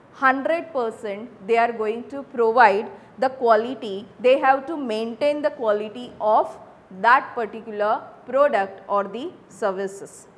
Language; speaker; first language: English; non-native, local second language; Gujarati